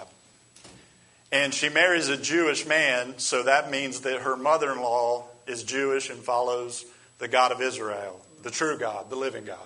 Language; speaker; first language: English; native; English